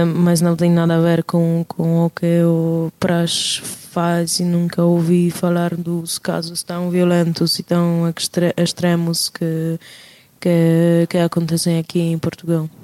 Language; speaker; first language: Portuguese; non-native, fluent; Polish